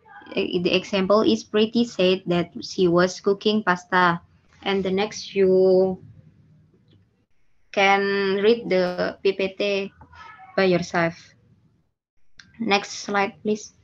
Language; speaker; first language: English; non-native, learner; Indonesian